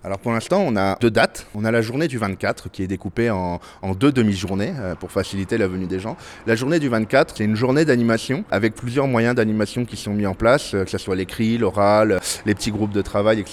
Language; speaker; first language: French; native; French